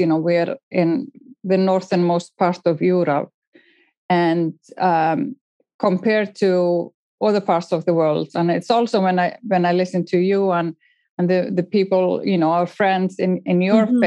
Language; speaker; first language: English; non-native, fluent; Icelandic